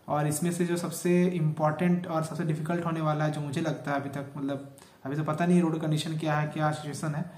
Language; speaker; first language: Hindi; native; Hindi